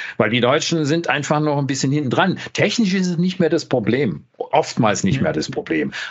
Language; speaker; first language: German; native; German